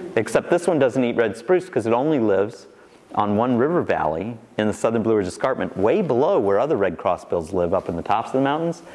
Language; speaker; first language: English; native; English